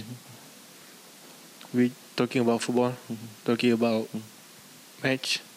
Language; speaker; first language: English; non-native, learner; Malay